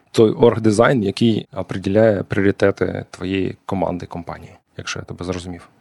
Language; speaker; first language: Ukrainian; non-native, local second language; Russian